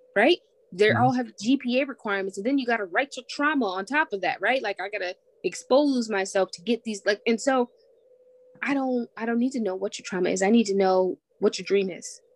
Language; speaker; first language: English; native; English